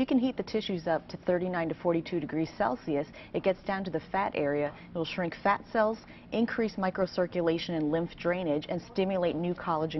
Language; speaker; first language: English; native; English